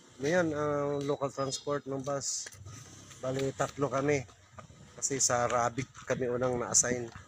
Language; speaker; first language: Filipino; native; Filipino